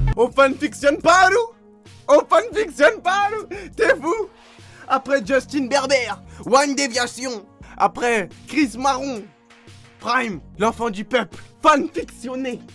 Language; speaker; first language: French; native; French